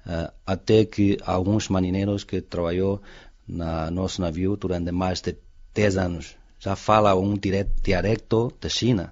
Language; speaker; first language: Portuguese; non-native, fluent; Chinese